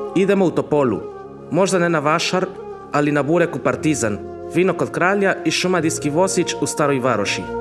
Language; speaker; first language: Serbian; non-native, fluent; Spanish